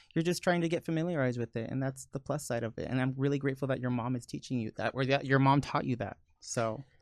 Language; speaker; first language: English; early bilingual, other home language; Spanish